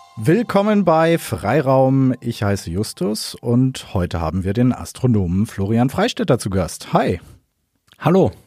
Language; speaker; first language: German; native; German